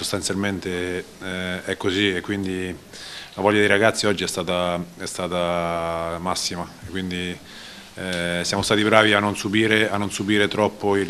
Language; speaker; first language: Italian; native; Italian